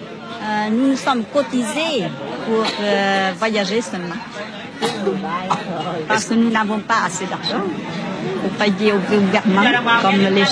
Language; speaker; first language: French; non-native, local second language; Vietnamese